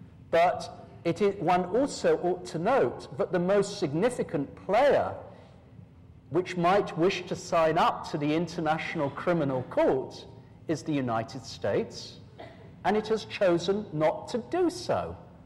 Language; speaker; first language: English; native; English